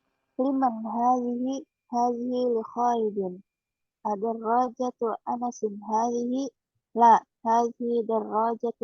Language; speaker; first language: Arabic; non-native, learner; Indonesian